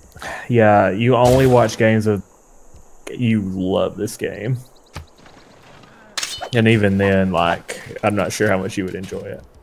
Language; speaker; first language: English; native; English